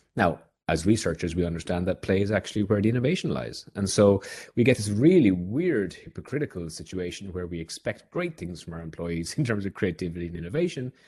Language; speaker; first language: English; native; English